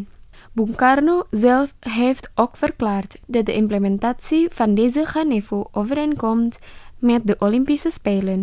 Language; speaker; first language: Dutch; non-native, fluent; Indonesian